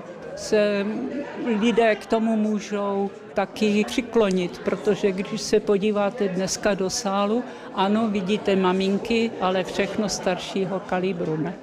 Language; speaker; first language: Czech; early bilingual, other home language; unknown